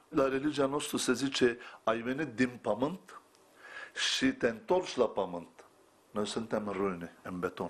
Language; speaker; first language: Romanian; non-native, fluent; Turkish